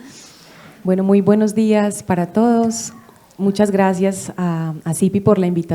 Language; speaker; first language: Spanish; native; Spanish